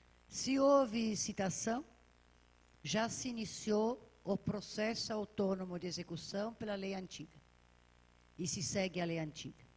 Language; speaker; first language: Portuguese; native; Portuguese